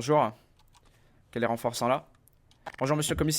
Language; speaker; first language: French; native; French